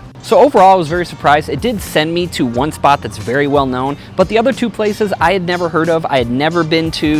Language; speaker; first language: English; native; English